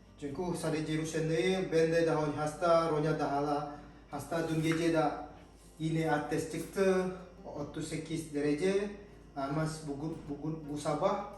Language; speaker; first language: Turkish; non-native, learner; Indonesian